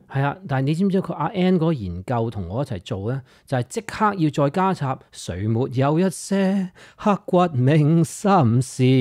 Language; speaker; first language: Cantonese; early bilingual, heritage; English